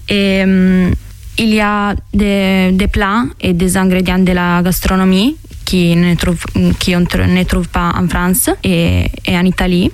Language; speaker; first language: French; non-native, fluent; Italian